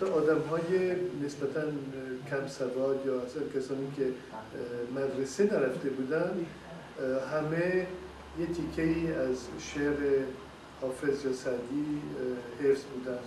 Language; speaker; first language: Persian; non-native, fluent; French